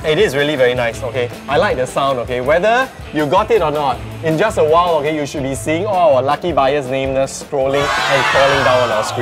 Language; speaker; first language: English; non-native, local second language; Chinese